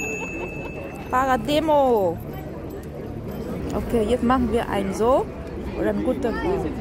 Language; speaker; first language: German; non-native, learner; Thai